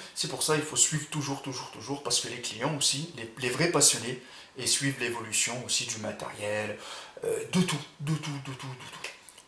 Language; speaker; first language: French; native; French